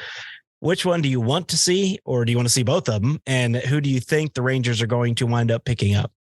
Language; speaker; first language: English; native; English